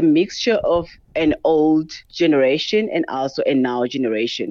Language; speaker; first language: English; non-native, local second language; Tsonga